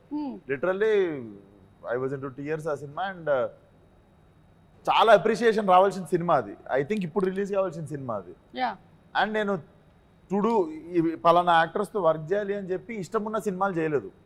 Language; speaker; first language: Telugu; native; Telugu